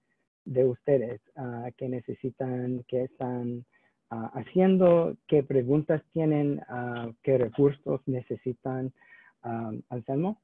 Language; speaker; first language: Spanish; non-native, learner; English